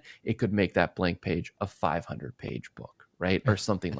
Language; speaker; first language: English; native; English